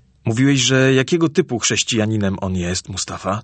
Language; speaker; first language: Polish; native; Polish